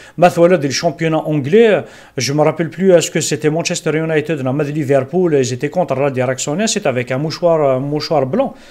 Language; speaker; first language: French; non-native, local second language; Kabyle